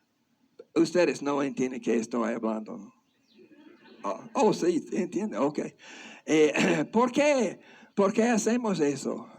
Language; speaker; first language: Spanish; non-native, fluent; English